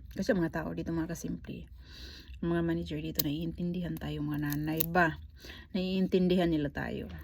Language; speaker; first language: Filipino; native; Filipino